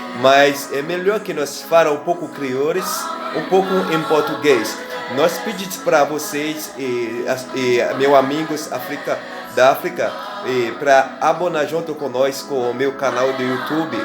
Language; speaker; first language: Portuguese; non-native, learner; Haitian Creole